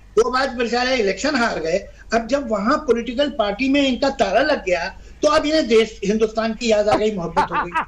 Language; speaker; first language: Hindi; native; Hindi